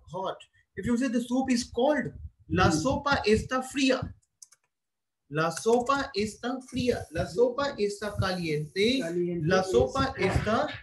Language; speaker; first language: Spanish; non-native, fluent; Hindi